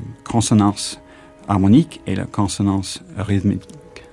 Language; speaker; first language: French; non-native, learner; English